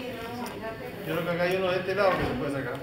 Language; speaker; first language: Spanish; native; Spanish